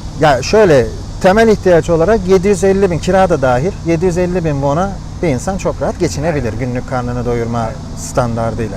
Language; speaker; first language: Turkish; native; Turkish